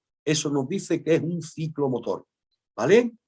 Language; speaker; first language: Spanish; native; Spanish